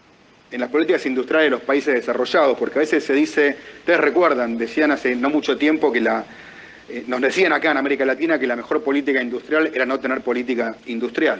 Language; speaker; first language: Spanish; native; Spanish